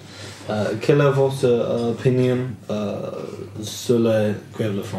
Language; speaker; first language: French; non-native, learner; English